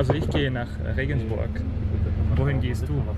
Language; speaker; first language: German; non-native, learner; Tatar